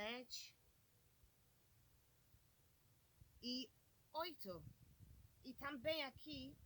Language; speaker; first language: Portuguese; non-native, learner; English